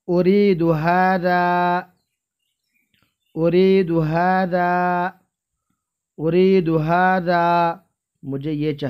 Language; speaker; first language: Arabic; non-native, fluent; Urdu